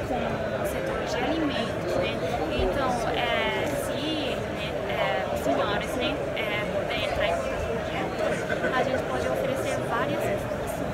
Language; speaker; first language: Portuguese; non-native, learner; Japanese